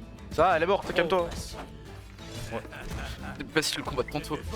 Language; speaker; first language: French; native; French